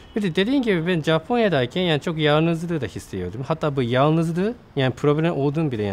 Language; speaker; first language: Turkish; non-native, fluent; Japanese